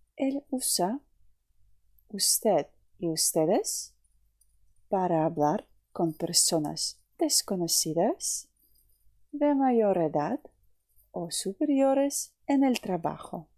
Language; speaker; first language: Spanish; non-native, fluent; Ukrainian